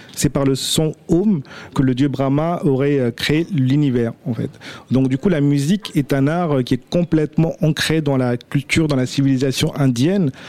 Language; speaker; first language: French; early bilingual, other home language; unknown